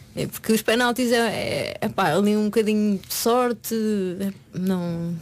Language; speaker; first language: Portuguese; native; Portuguese